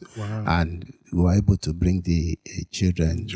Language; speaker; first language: English; non-native, local second language; Yoruba